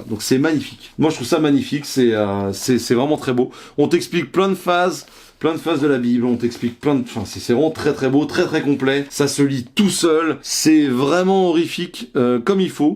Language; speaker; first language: French; native; French